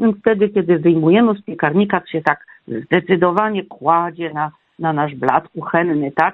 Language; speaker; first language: Polish; native; Polish